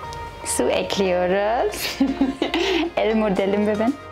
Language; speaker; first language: Turkish; non-native, fluent; German